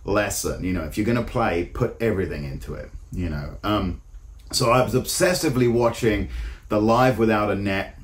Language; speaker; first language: English; native; English